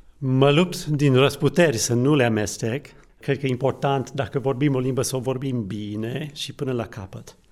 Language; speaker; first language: Romanian; non-native, fluent; English